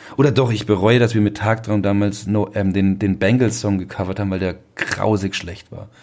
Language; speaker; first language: German; native; German